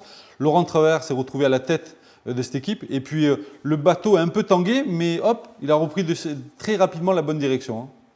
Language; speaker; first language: French; native; French